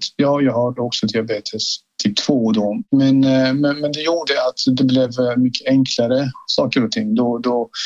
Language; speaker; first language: Swedish; non-native, fluent; Persian